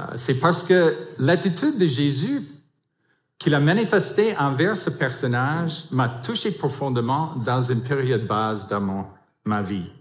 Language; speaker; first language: French; non-native, fluent; English